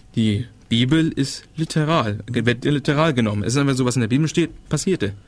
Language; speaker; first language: German; non-native, fluent; Danish